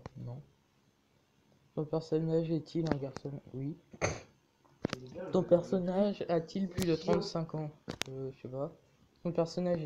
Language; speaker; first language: French; native; French